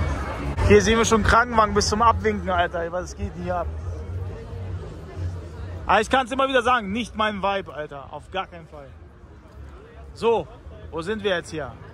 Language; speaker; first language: German; native; German